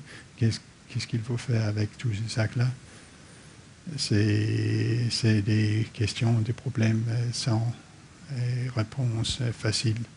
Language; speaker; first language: French; non-native, fluent; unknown